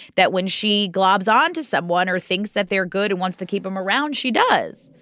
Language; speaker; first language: English; native; English